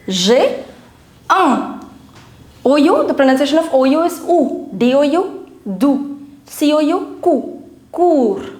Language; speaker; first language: French; non-native, fluent; Hindi